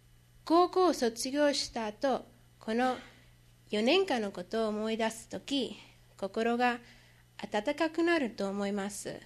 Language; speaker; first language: Japanese; non-native, learner; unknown